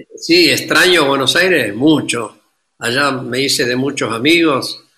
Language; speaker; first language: Spanish; native; Spanish